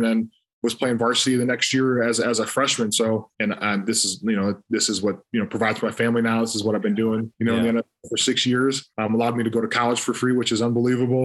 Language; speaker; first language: English; native; English